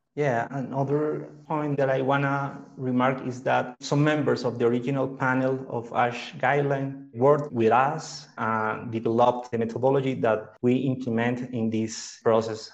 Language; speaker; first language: English; non-native, fluent; Spanish